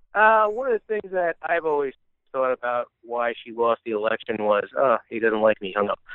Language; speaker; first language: English; native; English